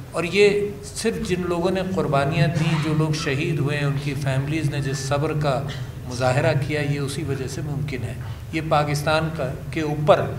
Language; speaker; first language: Urdu; native; Urdu